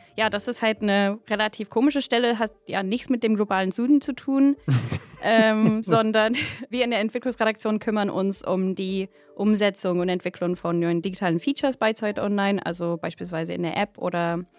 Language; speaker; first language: German; non-native, fluent; English